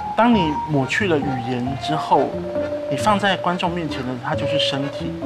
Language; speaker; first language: Chinese; native; Chinese